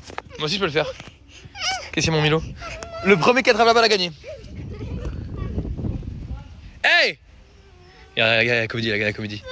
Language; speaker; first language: French; native; French